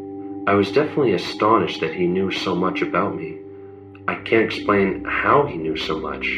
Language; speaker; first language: English; native; English